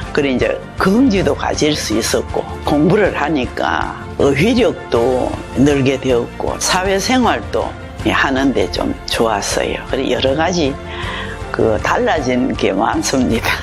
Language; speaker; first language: Korean; native; Korean